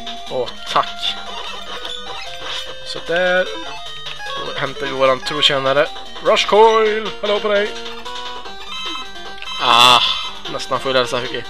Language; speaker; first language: Swedish; native; Swedish